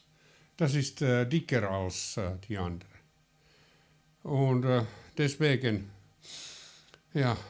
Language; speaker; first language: German; non-native, learner; Finnish